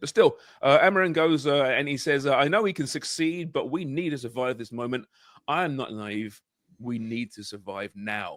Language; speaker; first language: English; native; English